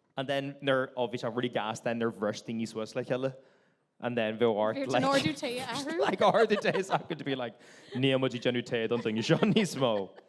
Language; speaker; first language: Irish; non-native, local second language; English